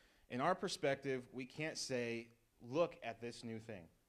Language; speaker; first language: English; native; English